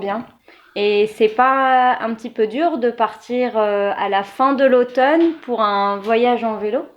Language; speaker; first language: French; native; French